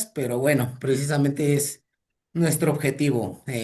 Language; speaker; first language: Spanish; native; Spanish